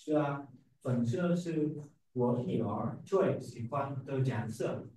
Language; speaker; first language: Chinese; non-native, learner; Vietnamese